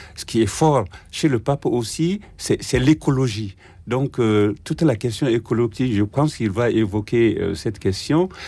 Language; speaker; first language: French; non-native, local second language; Bambara